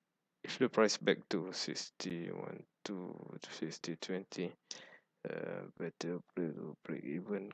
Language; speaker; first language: English; non-native, fluent; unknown